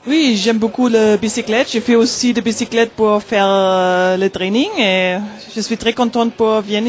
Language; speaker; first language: French; non-native, learner; German